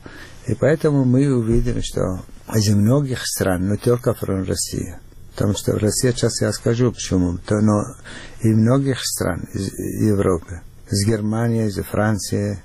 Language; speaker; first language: Russian; non-native, fluent; Arabic